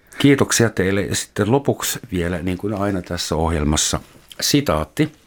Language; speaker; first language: Finnish; non-native, fluent; German